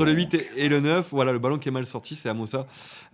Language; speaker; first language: French; native; French